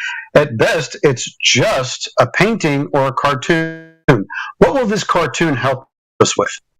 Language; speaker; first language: English; native; English